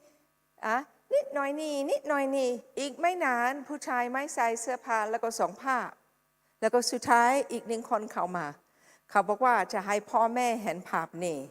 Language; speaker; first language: Thai; non-native, fluent; English